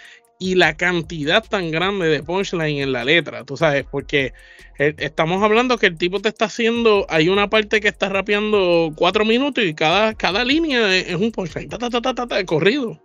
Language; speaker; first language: Spanish; native; Spanish